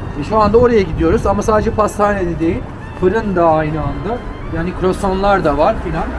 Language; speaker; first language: Turkish; early bilingual, heritage; Turkish